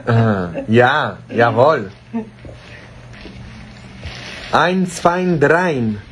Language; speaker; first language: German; non-native, learner; Polish